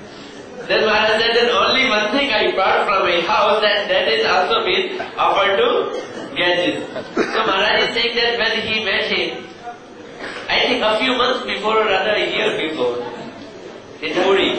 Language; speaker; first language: English; non-native, local second language; Hindi